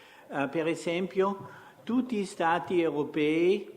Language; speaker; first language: Italian; non-native, fluent; German